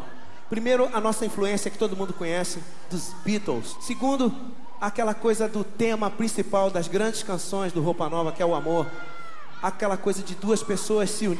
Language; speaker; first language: Portuguese; native; Portuguese